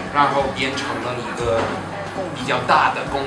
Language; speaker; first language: Chinese; non-native, learner; English